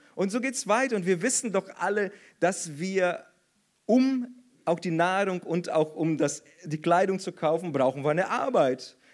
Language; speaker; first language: German; non-native, fluent; Portuguese